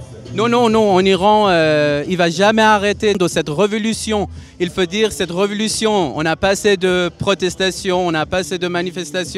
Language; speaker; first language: French; non-native, learner; Persian